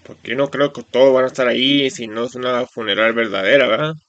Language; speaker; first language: Spanish; early bilingual, heritage; Spanish